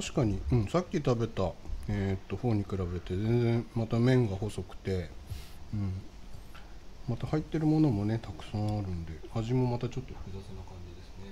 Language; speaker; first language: Japanese; native; Japanese